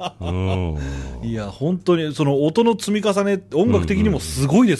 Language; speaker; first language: Japanese; native; Japanese